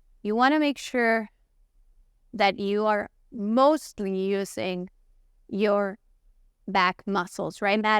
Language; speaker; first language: English; non-native, fluent; Italian